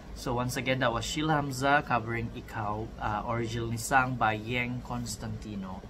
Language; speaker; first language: English; non-native, local second language; Malay